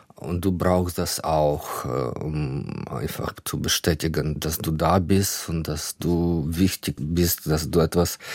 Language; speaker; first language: German; non-native, fluent; Ukrainian